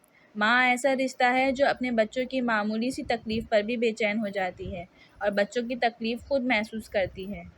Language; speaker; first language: Urdu; native; Urdu